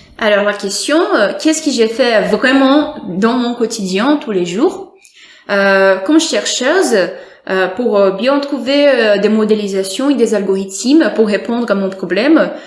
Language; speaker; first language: French; non-native, fluent; Portuguese